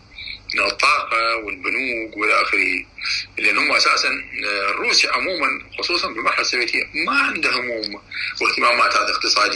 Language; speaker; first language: Arabic; native; Arabic